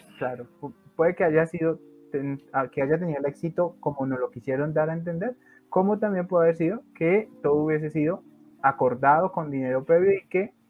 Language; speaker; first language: Spanish; native; Spanish